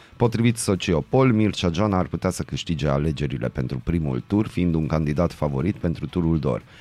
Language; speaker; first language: Romanian; native; Romanian